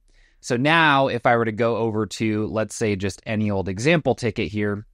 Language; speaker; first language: English; native; English